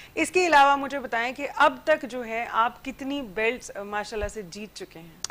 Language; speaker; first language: Urdu; native; Urdu